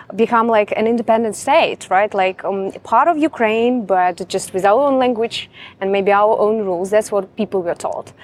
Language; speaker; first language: English; non-native, fluent; Russian